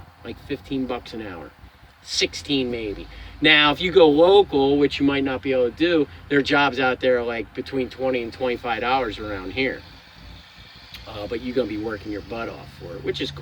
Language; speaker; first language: English; native; English